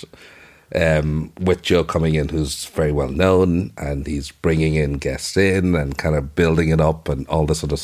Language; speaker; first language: English; non-native, local second language; Igbo